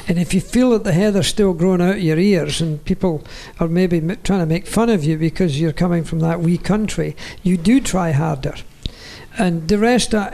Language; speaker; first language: English; native; English